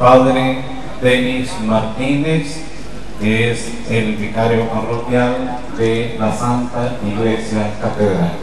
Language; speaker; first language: Spanish; native; Spanish